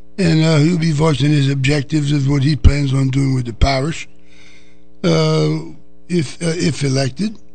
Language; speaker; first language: English; native; English